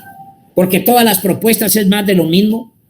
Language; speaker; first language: Spanish; native; Spanish